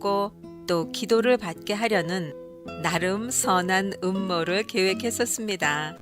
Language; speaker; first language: Korean; native; Korean